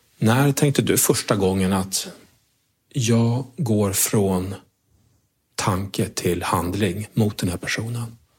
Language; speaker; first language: Swedish; native; Swedish